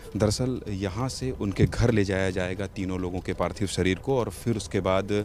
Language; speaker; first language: Hindi; native; Hindi